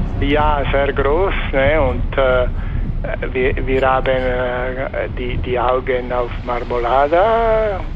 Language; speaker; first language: German; non-native, learner; Italian